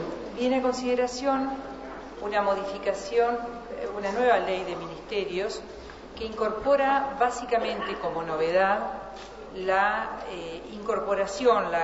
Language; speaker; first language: Spanish; native; Spanish